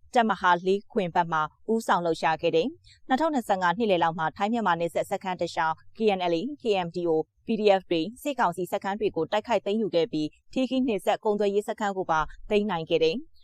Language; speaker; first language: Burmese; native; Burmese